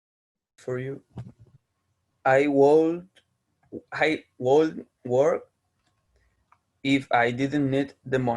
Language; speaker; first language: English; non-native, learner; Spanish